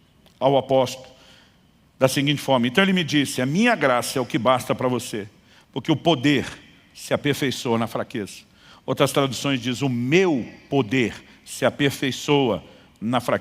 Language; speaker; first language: Portuguese; native; Portuguese